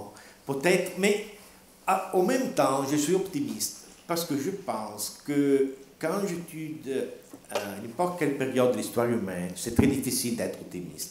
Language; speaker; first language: French; non-native, learner; Italian